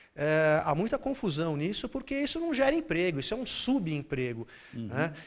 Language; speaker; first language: Portuguese; native; Portuguese